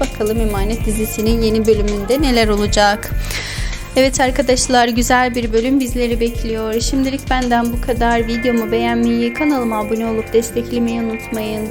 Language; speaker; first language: Turkish; native; Turkish